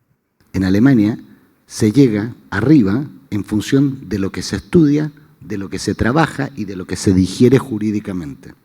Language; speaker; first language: Spanish; native; Spanish